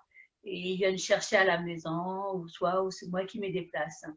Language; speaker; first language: French; early bilingual, other home language; Haitian Creole